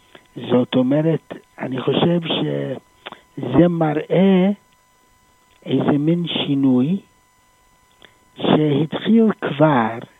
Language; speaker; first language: Hebrew; non-native, fluent; English